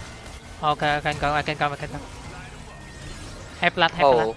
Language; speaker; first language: English; non-native, learner; Vietnamese